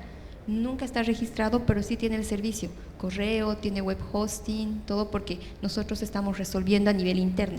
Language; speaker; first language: Spanish; native; Spanish